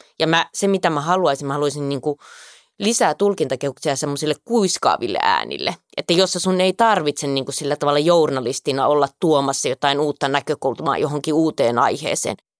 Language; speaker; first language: Finnish; native; Finnish